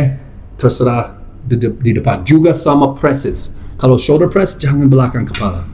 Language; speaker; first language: Indonesian; non-native, fluent; English